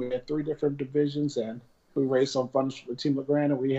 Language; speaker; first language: English; native; English